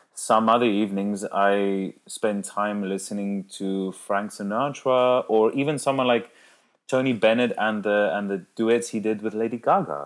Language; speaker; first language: English; non-native, local second language; Afrikaans